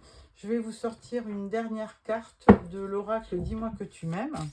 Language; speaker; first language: French; native; French